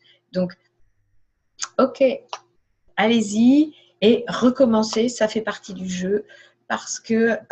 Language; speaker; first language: French; native; French